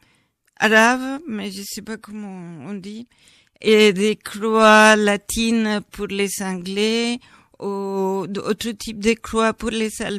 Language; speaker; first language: French; non-native, fluent; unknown